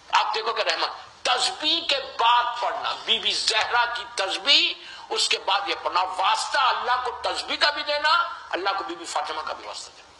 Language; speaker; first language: Urdu; native; Urdu